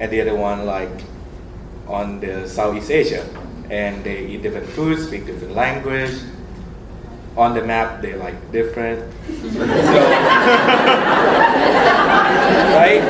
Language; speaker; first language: English; non-native, fluent; Thai